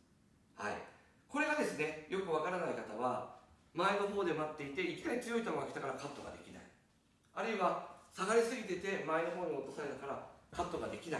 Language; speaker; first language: Japanese; native; Japanese